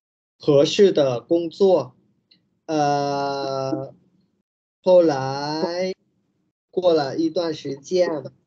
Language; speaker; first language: Chinese; non-native, learner; Vietnamese